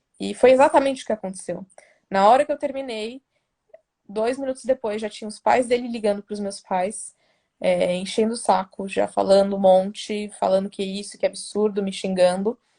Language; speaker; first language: Portuguese; native; Portuguese